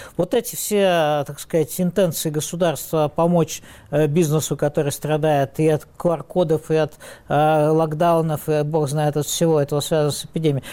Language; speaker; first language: Russian; native; Russian